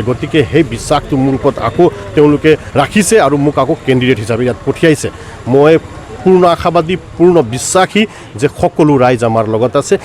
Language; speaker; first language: Assamese; non-native, local second language; Hindi